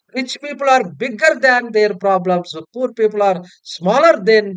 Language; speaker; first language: English; non-native, local second language; Telugu